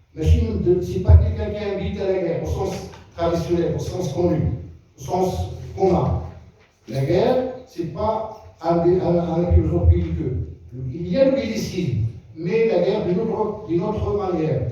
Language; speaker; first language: French; non-native, local second language; Arabic